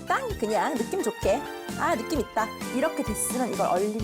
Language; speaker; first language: Korean; native; Korean